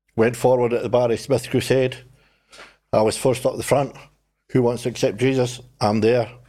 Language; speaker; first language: English; native; English